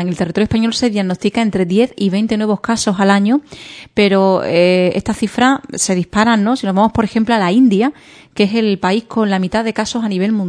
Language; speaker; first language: Spanish; native; Spanish